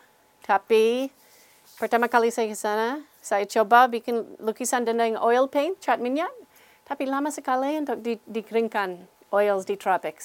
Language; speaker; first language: Indonesian; non-native, fluent; English